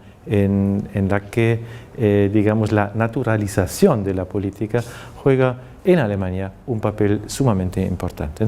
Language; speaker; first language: Spanish; non-native, fluent; German